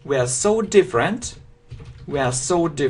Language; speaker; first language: English; non-native, fluent; Russian